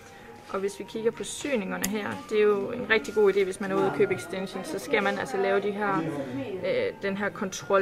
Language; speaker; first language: Danish; native; Danish